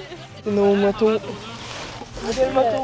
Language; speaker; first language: French; native; French